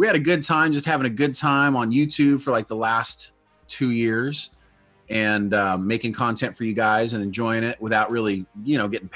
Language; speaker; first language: English; native; English